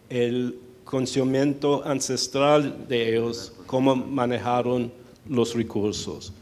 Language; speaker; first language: Spanish; early bilingual, heritage; Spanish